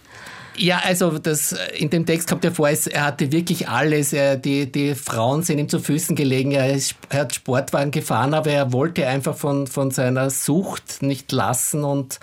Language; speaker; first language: German; native; German